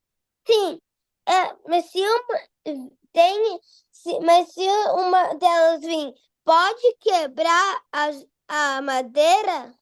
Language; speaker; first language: Portuguese; early bilingual, heritage; Portuguese